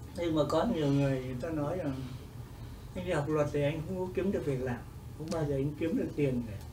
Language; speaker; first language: Vietnamese; native; Vietnamese